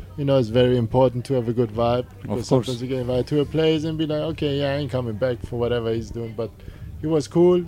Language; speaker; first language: English; non-native, fluent; German